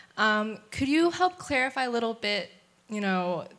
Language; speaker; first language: English; early bilingual, other home language; Chinese